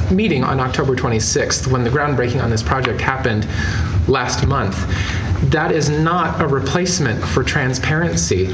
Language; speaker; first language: English; native; English